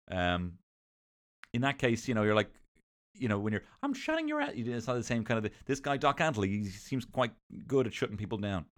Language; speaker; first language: English; native; English